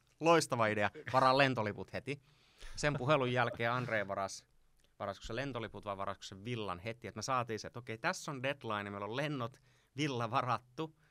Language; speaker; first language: Finnish; native; Finnish